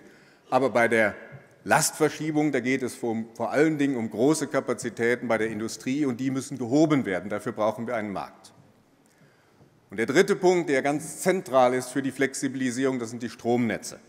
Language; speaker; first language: German; native; German